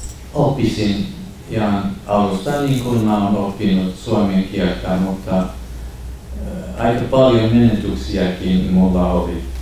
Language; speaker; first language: Finnish; non-native, fluent; Kurdish